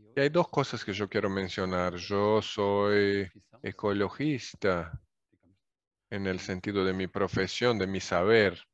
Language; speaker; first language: Spanish; non-native, fluent; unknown